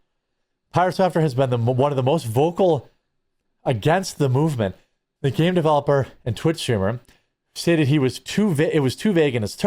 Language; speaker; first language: English; native; English